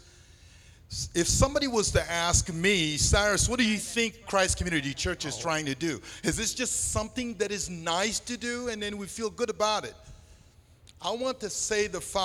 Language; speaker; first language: English; non-native, fluent; Sango